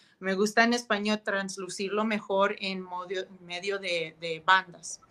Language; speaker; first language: Spanish; early bilingual, heritage; Spanish